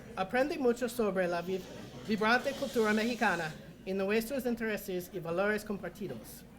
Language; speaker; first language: Spanish; non-native, learner; English